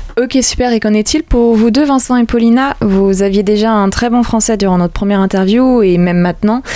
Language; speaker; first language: French; native; French